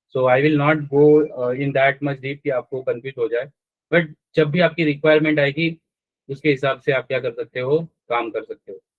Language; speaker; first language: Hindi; non-native, local second language; Marathi